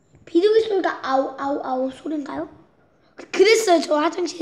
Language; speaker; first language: Korean; early bilingual, heritage; Korean